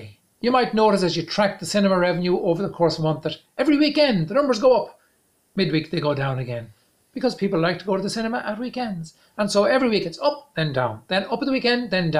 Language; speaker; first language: English; native; English